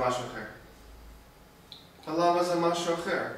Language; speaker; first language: Hebrew; non-native, learner; English